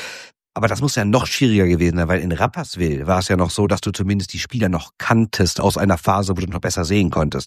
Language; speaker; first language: German; native; German